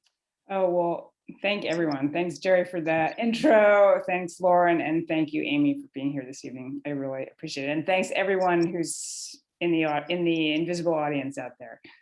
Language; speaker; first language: English; native; English